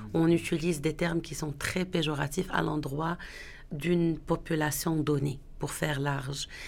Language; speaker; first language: French; non-native, local second language; Arabic